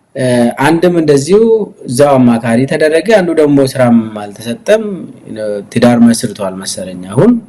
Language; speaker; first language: Amharic; non-native, local second language; Oromo